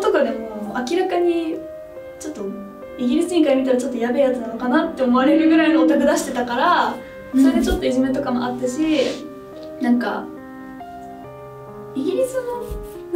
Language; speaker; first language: Japanese; early bilingual, heritage; Japanese